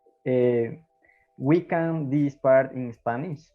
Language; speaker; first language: English; non-native, learner; Spanish